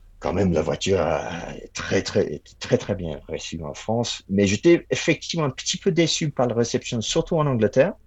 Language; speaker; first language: French; non-native, fluent; English